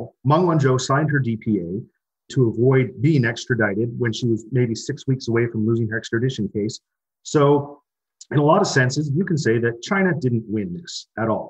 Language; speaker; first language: English; native; English